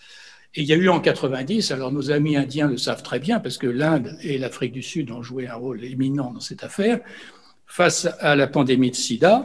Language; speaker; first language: French; native; French